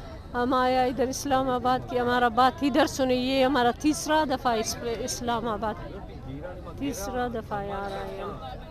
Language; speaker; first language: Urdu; non-native, local second language; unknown